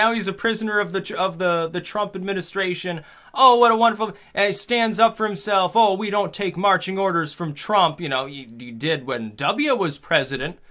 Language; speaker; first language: English; native; English